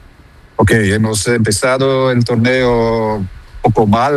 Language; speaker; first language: Spanish; non-native, fluent; Dutch